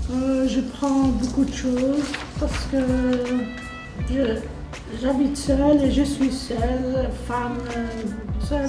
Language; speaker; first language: French; non-native, learner; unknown